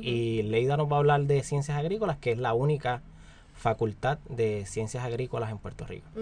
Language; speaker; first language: Spanish; native; Spanish